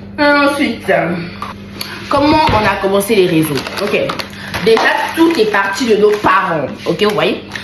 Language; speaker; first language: French; native; French